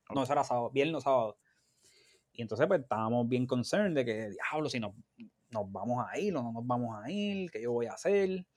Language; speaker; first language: Spanish; native; Spanish